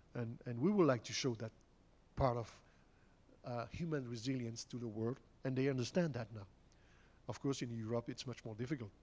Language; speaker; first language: English; non-native, fluent; French